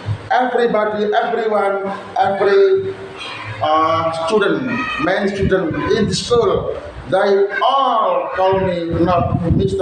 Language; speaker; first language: English; non-native, learner; Indonesian